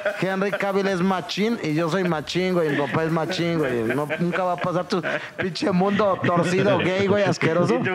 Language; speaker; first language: Spanish; native; Spanish